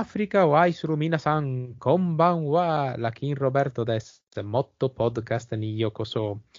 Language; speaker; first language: Italian; native; Italian